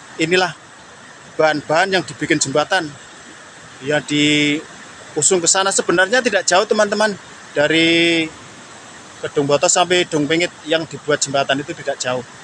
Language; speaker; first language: Indonesian; non-native, local second language; Javanese